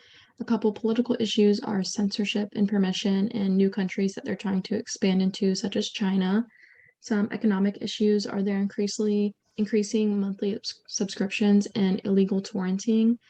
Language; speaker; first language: English; native; English